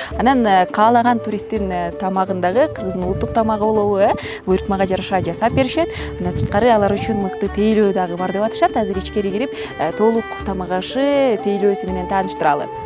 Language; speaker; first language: Kyrgyz; native; Kyrgyz